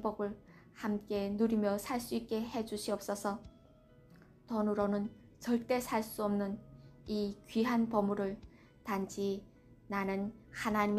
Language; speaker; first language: Korean; native; Korean